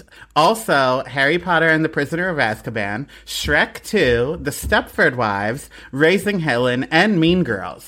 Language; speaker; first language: English; native; English